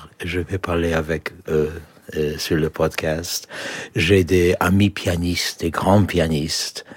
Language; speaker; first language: French; non-native, fluent; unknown